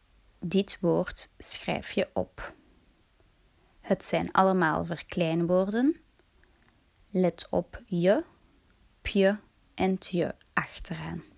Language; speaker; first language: Dutch; native; Dutch